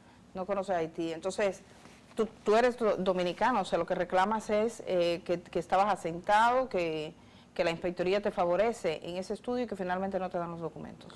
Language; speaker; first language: Spanish; native; Spanish